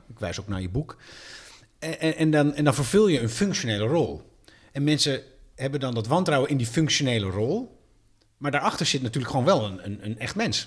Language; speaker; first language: Dutch; native; Dutch